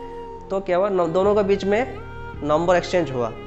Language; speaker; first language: Hindi; non-native, local second language; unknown